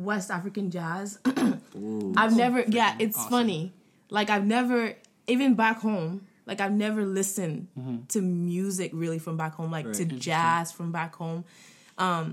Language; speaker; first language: English; non-native, fluent; French